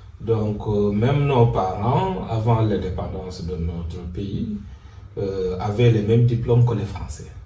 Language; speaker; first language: French; non-native, local second language; Wolof